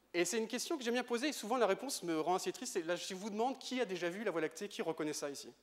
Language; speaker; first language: French; native; French